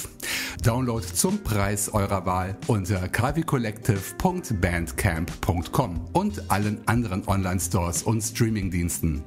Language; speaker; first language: German; native; German